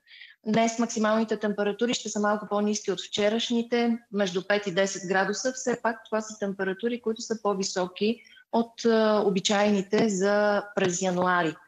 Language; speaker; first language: Bulgarian; native; Bulgarian